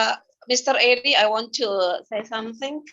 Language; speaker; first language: English; non-native, fluent; Indonesian